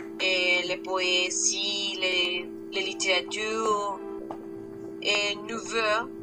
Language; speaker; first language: French; non-native, learner; Spanish